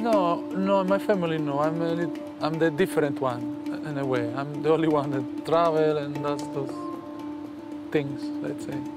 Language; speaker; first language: English; non-native, fluent; Italian